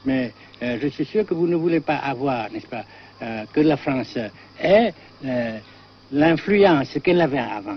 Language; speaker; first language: French; non-native, local second language; Vietnamese